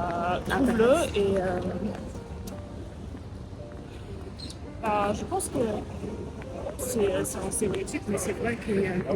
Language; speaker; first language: French; non-native, fluent; German